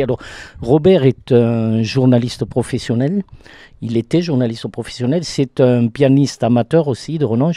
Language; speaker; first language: French; native; French